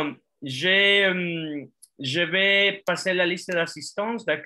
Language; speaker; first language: French; non-native, fluent; Spanish